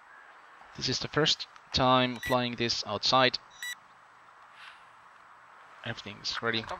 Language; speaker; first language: English; non-native, fluent; Finnish